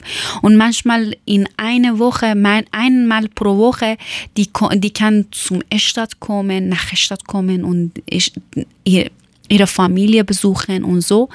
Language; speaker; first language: German; non-native, learner; Persian